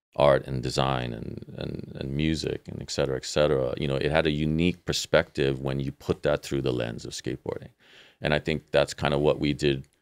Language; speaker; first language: English; native; English